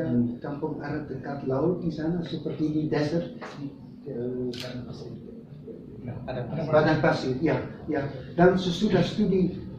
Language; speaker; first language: Indonesian; non-native, fluent; Dutch